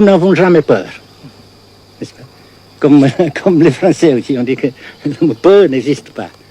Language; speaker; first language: French; non-native, fluent; Vietnamese